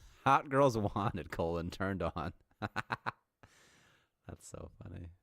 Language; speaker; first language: English; native; English